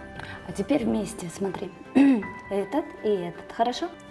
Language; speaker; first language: Russian; non-native, local second language; Kyrgyz